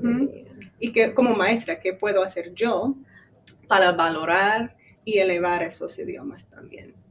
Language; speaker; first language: Spanish; non-native, fluent; English